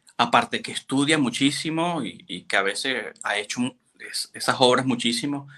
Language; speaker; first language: Spanish; native; Spanish